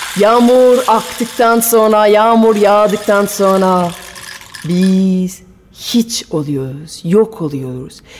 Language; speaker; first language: Turkish; non-native, fluent; French